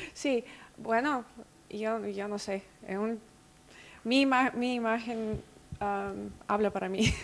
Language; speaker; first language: Spanish; non-native, fluent; Russian